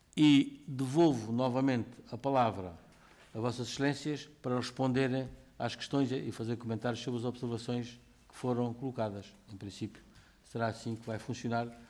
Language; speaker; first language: Portuguese; native; Portuguese